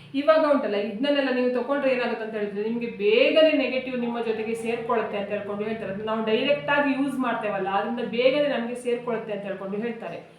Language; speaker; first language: Kannada; native; Kannada